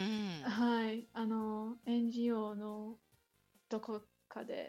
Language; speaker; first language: Japanese; non-native, learner; English